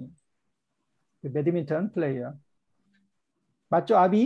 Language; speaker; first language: Korean; native; Korean